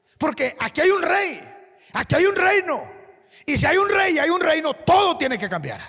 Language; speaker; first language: Spanish; native; Spanish